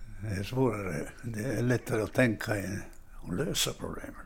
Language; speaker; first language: Swedish; non-native, fluent; Italian